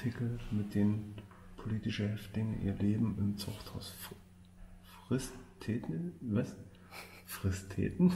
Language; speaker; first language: German; native; German